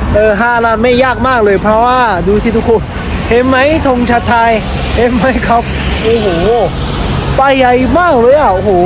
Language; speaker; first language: Thai; non-native, fluent; Korean